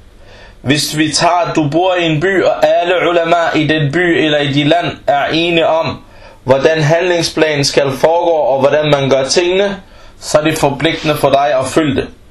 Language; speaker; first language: Danish; non-native, fluent; Arabic